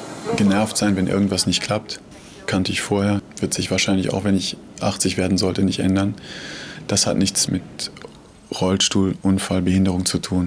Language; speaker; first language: German; native; German